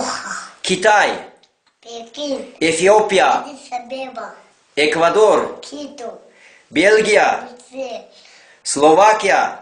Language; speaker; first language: Russian; non-native, local second language; Tajik